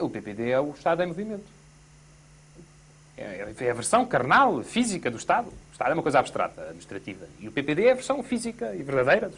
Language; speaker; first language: Portuguese; native; Portuguese